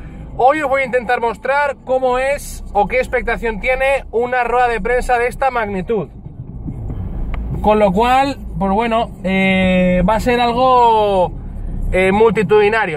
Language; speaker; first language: Spanish; native; Spanish